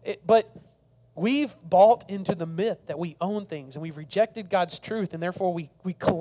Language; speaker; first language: English; native; English